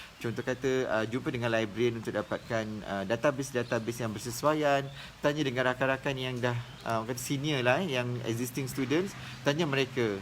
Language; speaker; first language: Malay; native; Malay